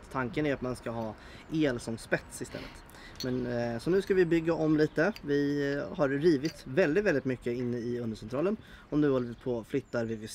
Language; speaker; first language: Swedish; native; Swedish